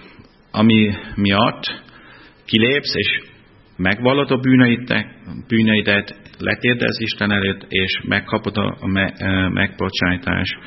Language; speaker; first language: Hungarian; non-native, fluent; German